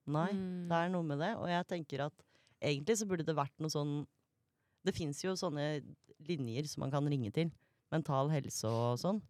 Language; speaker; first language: Norwegian; native; Norwegian